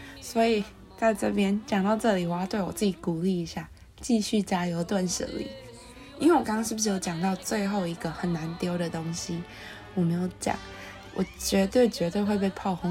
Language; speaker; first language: Chinese; native; Chinese